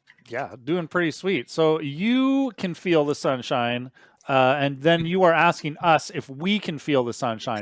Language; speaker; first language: English; native; English